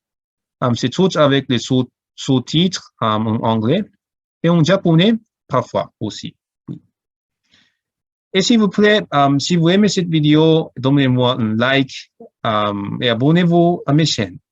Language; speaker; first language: French; non-native, learner; Cantonese